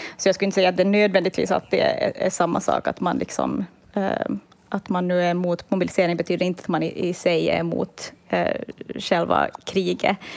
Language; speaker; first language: Swedish; native; Swedish